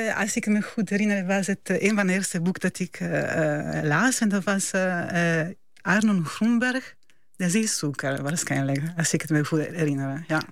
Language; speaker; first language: Dutch; non-native, fluent; Italian